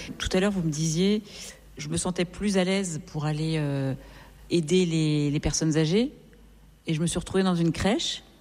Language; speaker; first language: French; native; French